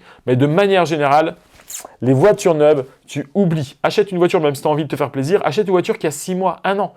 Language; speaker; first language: French; native; French